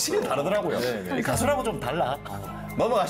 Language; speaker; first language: Korean; native; Korean